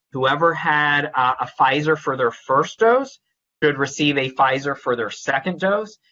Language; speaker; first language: English; native; English